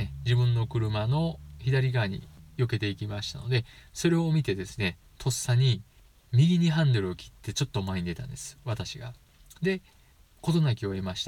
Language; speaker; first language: Japanese; native; Japanese